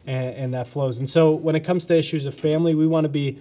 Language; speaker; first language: English; native; English